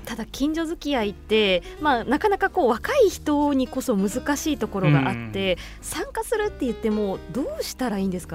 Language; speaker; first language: Japanese; native; Japanese